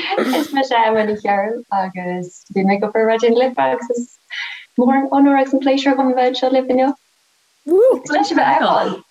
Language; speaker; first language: Irish; non-native, local second language; English